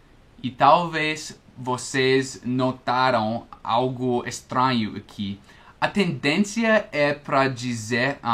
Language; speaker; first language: Portuguese; non-native, fluent; English